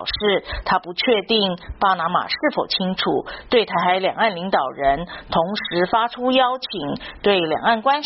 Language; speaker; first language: Chinese; native; Chinese